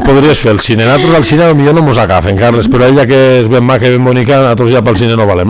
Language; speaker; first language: Catalan; native; Catalan